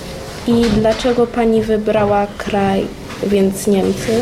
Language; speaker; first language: Polish; early bilingual, heritage; Polish